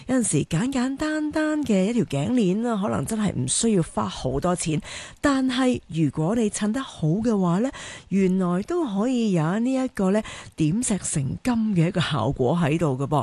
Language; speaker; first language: Cantonese; native; Cantonese